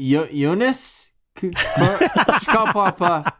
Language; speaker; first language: French; non-native, learner; English